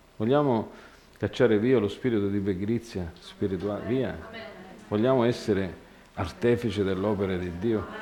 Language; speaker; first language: Italian; non-native, fluent; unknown